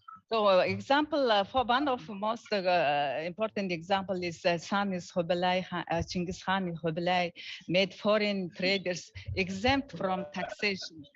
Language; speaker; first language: English; non-native, learner; Mongolian